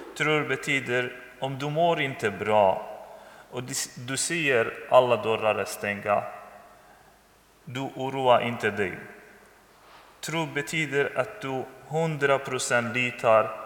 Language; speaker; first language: Swedish; non-native, learner; Persian